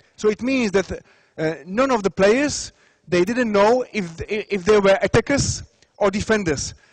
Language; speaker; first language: English; non-native, fluent; Czech